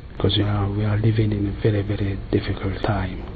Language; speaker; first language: English; non-native, learner; French